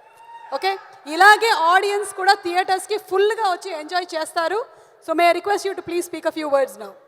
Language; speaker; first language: Telugu; native; Telugu